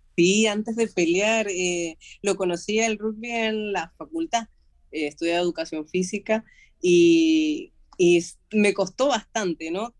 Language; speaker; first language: Spanish; native; Spanish